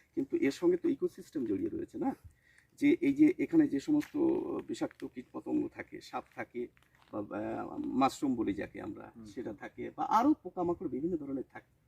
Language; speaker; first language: Bangla; native; Bangla